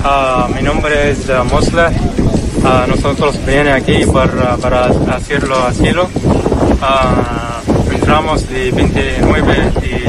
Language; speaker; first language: Spanish; non-native, learner; Arabic